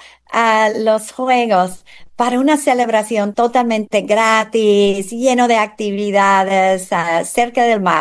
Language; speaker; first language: Spanish; non-native, fluent; English